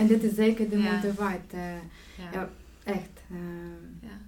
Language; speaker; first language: Dutch; non-native, fluent; Polish